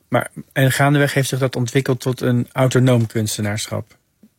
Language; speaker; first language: Dutch; native; Dutch